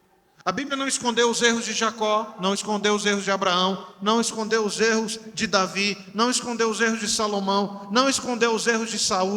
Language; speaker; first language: Portuguese; native; Portuguese